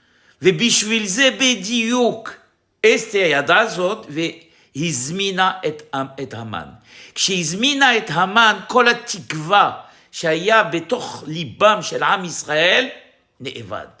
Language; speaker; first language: Hebrew; non-native, fluent; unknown